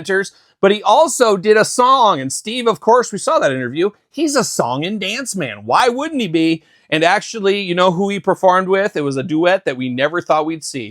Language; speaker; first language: English; native; English